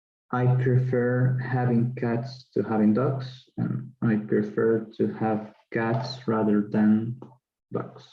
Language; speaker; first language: English; non-native, learner; Spanish